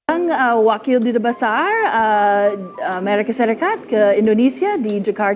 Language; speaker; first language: Indonesian; non-native, fluent; English